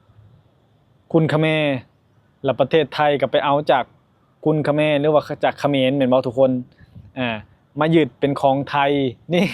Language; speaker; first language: Thai; non-native, local second language; Lao